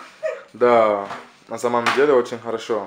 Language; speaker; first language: Russian; non-native, learner; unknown